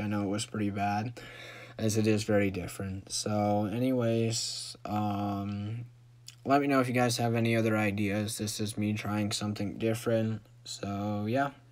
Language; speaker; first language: English; native; English